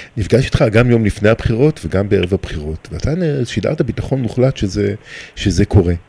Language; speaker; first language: Hebrew; native; Hebrew